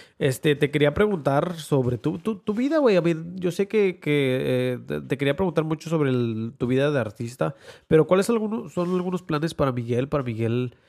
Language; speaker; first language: Spanish; early bilingual, heritage; Spanish